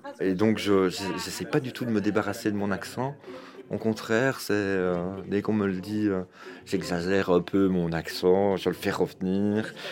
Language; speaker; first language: French; native; French